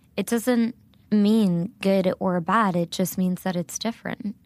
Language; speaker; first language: English; early bilingual, other home language; Gujarati